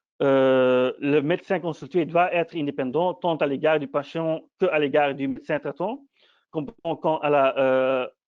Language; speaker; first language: French; non-native, fluent; Dutch